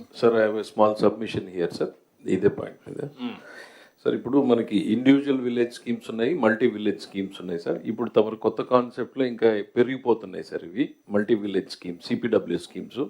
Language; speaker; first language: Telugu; native; Telugu